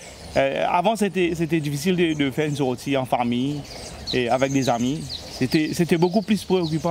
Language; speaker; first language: French; non-native, local second language; Morisyen